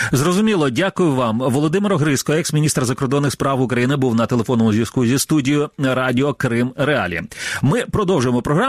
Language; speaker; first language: Ukrainian; native; Ukrainian